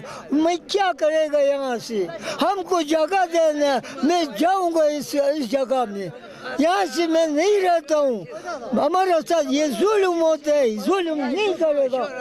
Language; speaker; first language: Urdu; non-native, local second language; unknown